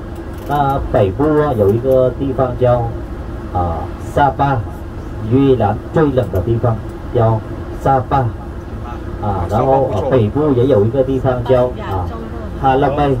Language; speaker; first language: Chinese; non-native, fluent; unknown